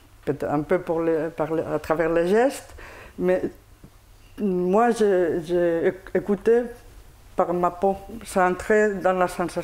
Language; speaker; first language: French; non-native, fluent; Spanish